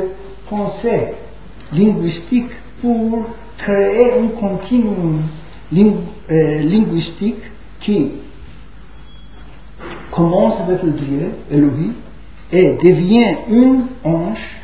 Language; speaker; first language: French; non-native, fluent; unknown